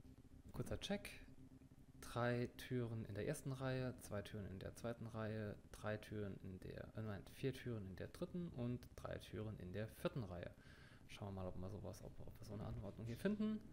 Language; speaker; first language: German; native; German